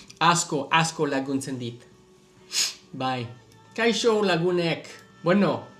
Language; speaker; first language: Basque; non-native, learner; English